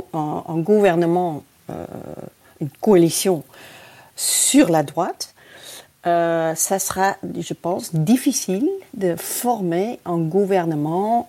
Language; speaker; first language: French; non-native, fluent; Dutch